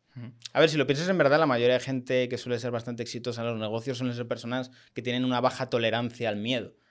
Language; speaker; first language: Spanish; native; Spanish